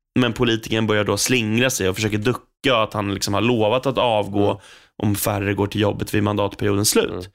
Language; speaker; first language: Swedish; native; Swedish